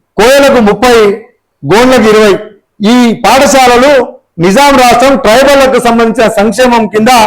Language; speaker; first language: Telugu; non-native, local second language; Lambadi